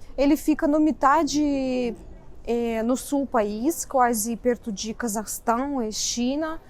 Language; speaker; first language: Portuguese; non-native, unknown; Russian